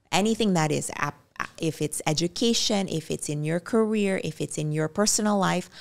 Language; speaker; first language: English; non-native, fluent; Indonesian